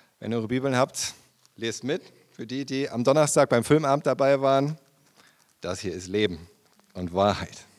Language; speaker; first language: German; native; German